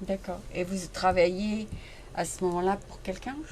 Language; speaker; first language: French; native; French